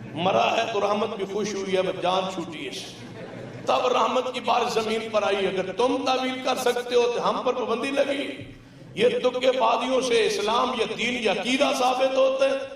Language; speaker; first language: Urdu; non-native, local second language; Punjabi